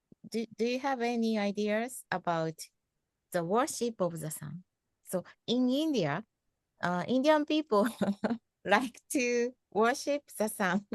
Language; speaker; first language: English; non-native, fluent; Japanese